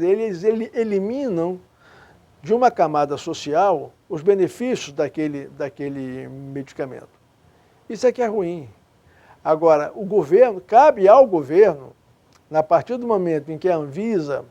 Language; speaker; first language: Portuguese; native; Portuguese